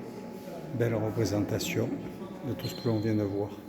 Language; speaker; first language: French; native; French